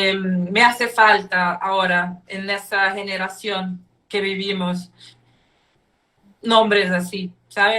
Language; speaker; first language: Spanish; non-native, fluent; Portuguese